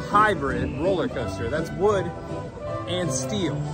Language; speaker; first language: English; native; English